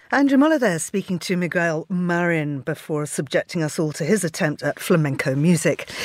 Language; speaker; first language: English; native; English